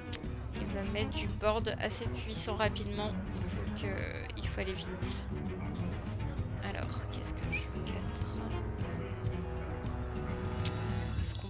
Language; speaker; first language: French; native; French